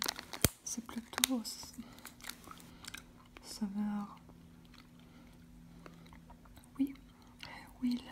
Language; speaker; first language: French; non-native, fluent; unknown